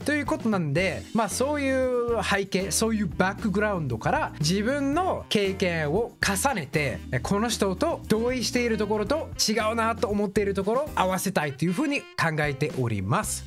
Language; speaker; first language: Japanese; non-native, fluent; English